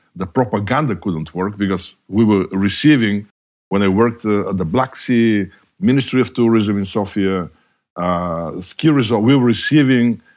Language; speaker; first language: English; non-native, fluent; Bulgarian